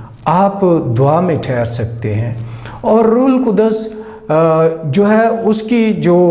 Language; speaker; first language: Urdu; non-native, local second language; Punjabi